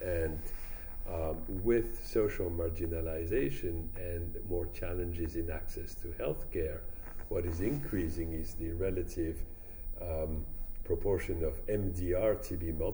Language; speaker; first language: English; non-native, fluent; French